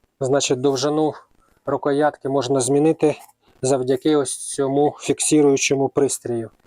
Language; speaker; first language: Ukrainian; native; Ukrainian